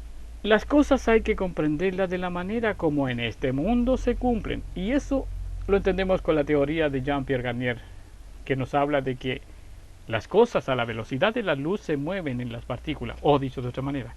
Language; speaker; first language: Spanish; native; Spanish